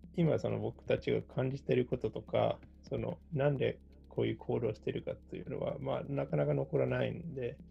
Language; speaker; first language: Japanese; non-native, fluent; Finnish